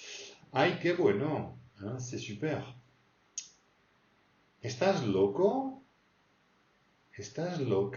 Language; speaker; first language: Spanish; non-native, fluent; French